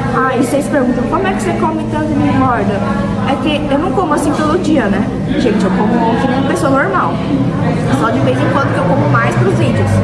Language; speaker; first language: Portuguese; early bilingual, other home language; Korean